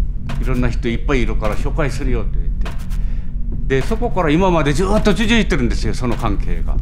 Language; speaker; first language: Japanese; non-native, fluent; Korean